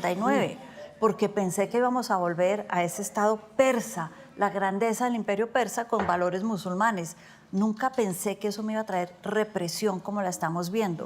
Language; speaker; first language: Spanish; native; Spanish